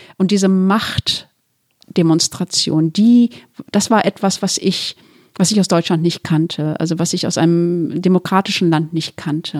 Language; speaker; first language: German; early bilingual, other home language; Turkish